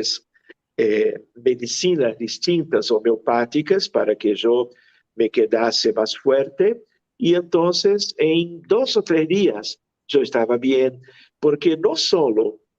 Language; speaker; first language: Spanish; non-native, fluent; Portuguese